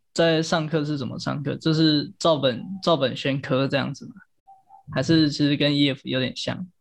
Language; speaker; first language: Chinese; native; Chinese